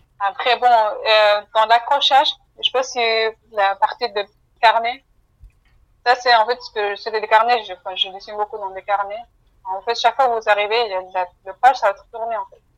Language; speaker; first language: French; non-native, fluent; Mongolian